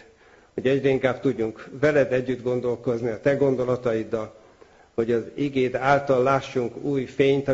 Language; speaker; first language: Hungarian; native; Hungarian